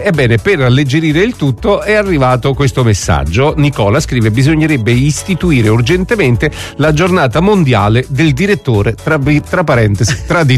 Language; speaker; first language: Italian; native; Italian